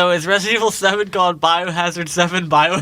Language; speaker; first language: English; native; English